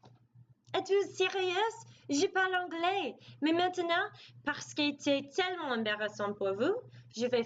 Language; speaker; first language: French; non-native, learner; English